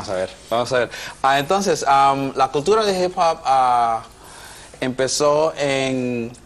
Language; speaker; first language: Spanish; non-native, fluent; English